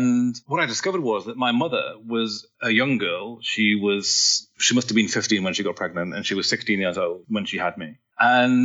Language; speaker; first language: English; native; English